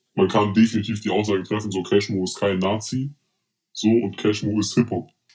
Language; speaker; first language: German; early bilingual, other home language; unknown